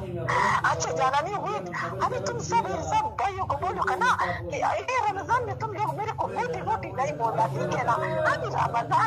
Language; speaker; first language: Hindi; non-native, local second language; Pashto